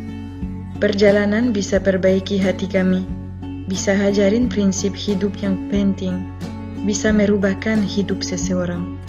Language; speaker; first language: Indonesian; non-native, fluent; French